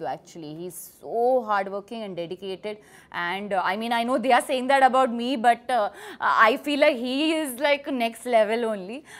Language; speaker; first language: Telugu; non-native, fluent; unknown